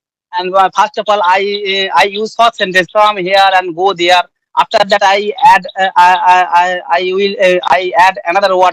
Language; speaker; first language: English; non-native, learner; Bangla